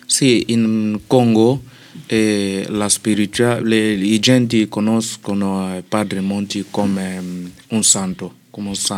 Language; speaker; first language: Italian; non-native, learner; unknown